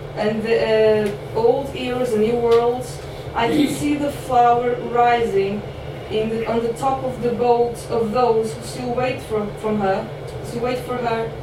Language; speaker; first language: English; non-native, fluent; Portuguese